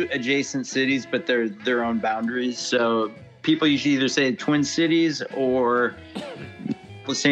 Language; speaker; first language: English; native; English